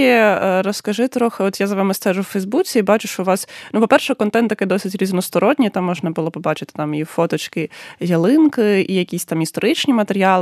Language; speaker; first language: Ukrainian; native; Ukrainian